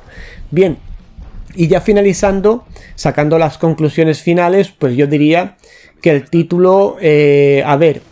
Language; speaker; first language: Spanish; native; Spanish